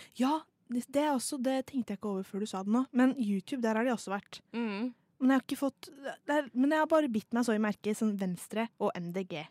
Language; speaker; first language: Norwegian; native; Norwegian